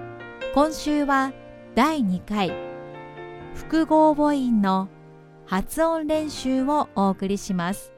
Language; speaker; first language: Japanese; native; Japanese